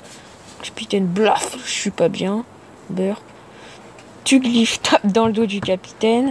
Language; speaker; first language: French; native; French